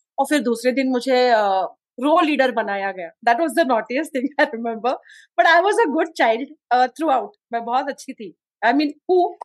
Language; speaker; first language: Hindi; non-native, local second language; Konkani